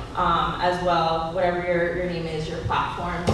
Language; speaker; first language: English; native; English